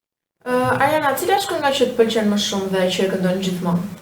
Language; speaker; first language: Albanian; native; Albanian